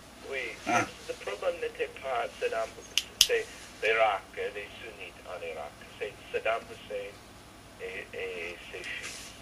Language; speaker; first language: French; non-native, fluent; English